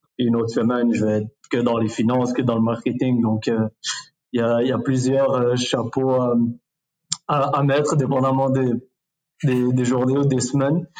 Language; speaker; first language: French; early bilingual, other home language; Arabic